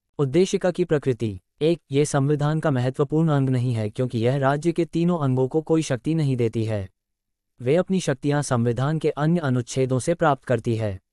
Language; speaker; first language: Hindi; native; Hindi